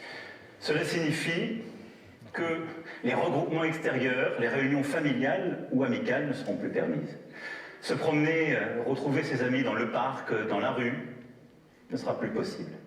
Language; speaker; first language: French; native; French